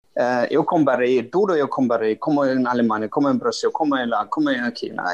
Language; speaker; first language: Portuguese; non-native, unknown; German